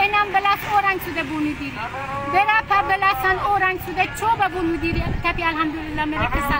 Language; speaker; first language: Indonesian; non-native, fluent; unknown